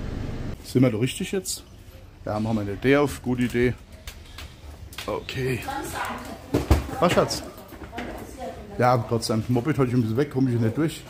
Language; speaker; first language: German; native; German